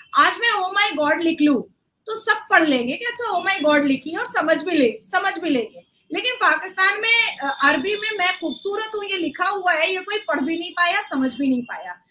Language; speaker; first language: Hindi; native; Hindi